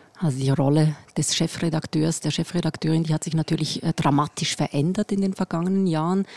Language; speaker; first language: German; native; German